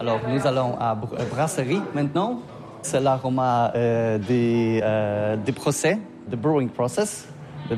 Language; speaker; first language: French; non-native, learner; Polish